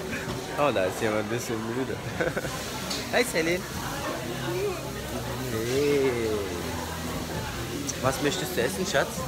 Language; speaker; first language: German; early bilingual, other home language; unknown